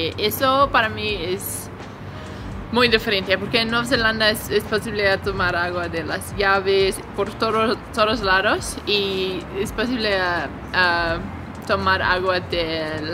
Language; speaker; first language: Spanish; non-native, learner; English